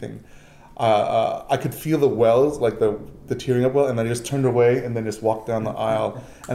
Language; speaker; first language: English; native; English